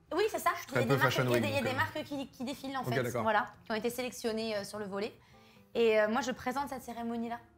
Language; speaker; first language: French; native; French